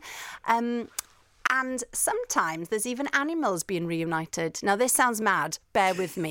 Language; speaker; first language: English; non-native, local second language; Welsh